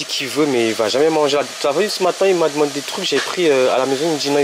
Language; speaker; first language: French; native; French